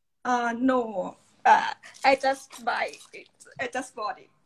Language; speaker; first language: English; non-native, learner; Thai